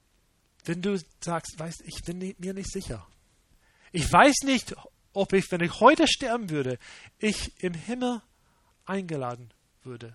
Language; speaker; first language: German; non-native, fluent; English